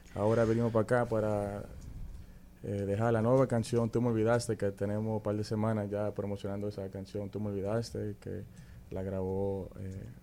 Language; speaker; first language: Spanish; early bilingual, heritage; Spanish